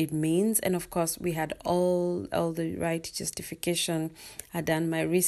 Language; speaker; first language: English; non-native, local second language; Kikuyu